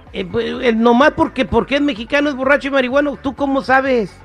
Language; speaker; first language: Spanish; early bilingual, heritage; Spanish